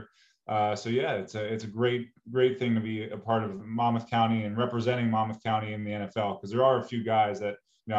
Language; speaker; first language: English; native; English